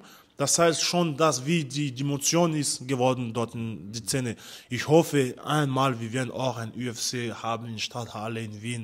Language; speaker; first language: German; non-native, learner; French